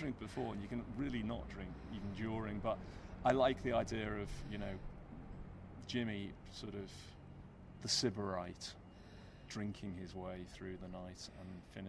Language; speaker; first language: English; native; English